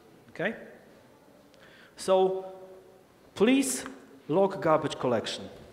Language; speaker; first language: English; non-native, fluent; Polish